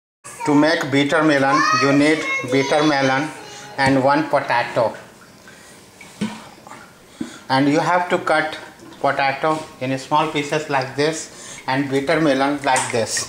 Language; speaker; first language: English; non-native, learner; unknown